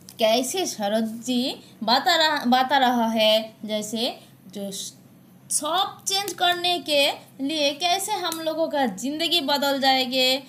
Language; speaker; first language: Hindi; non-native, local second language; Bangla